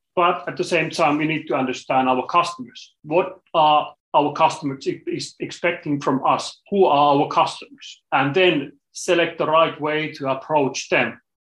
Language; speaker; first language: English; non-native, fluent; Finnish